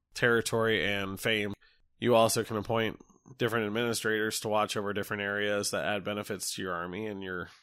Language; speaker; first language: English; native; English